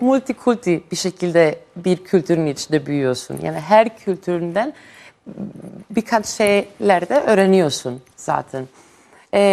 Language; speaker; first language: Turkish; non-native, fluent; Greek